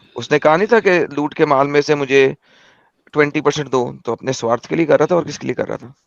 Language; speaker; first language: Hindi; native; Hindi